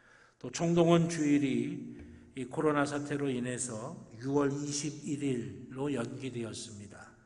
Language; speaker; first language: Korean; native; Korean